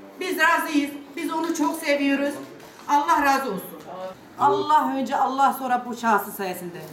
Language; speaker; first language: Turkish; non-native, local second language; Kurdish